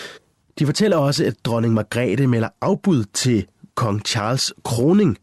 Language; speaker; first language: Danish; native; Danish